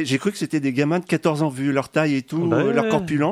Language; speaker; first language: French; native; French